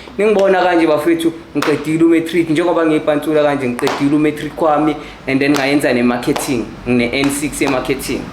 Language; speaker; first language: Zulu; native; Zulu